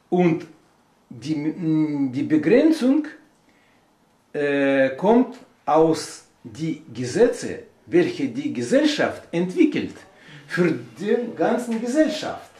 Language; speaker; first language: German; non-native, learner; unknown